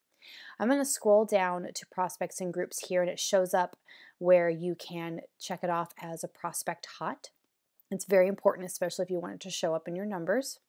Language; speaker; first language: English; native; English